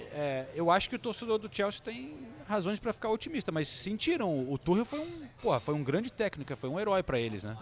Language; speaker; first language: Portuguese; native; Portuguese